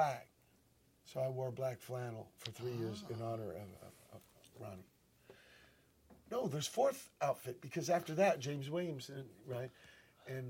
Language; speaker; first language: English; native; English